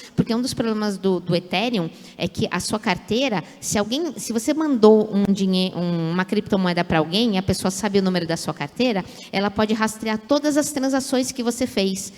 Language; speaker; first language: Portuguese; native; Portuguese